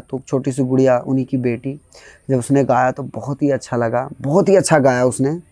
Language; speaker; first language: Hindi; non-native, local second language; Bhojpuri